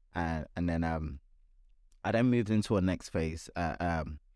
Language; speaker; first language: English; non-native, local second language; Yoruba